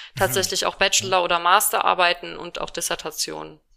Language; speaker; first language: German; native; German